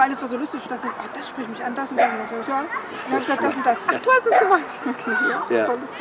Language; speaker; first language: German; native; German